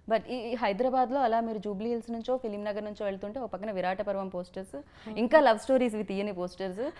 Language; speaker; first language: Telugu; native; Telugu